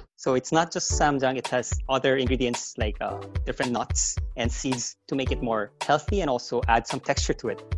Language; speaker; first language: English; non-native, fluent; Korean